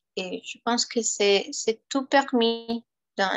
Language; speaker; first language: French; non-native, fluent; Spanish